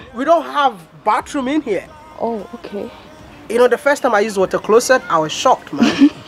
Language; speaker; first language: English; non-native, local second language; Akan